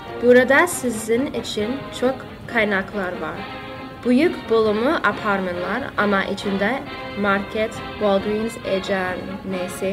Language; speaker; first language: Turkish; non-native, learner; English